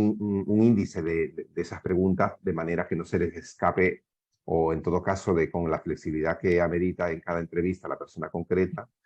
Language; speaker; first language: Spanish; native; Spanish